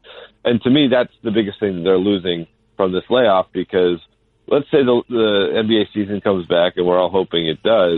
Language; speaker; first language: English; native; English